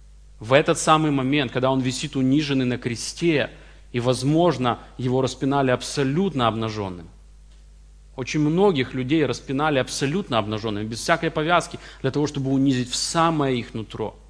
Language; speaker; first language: Russian; native; Russian